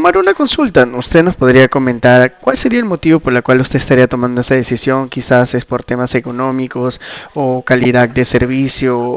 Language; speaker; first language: Spanish; native; Spanish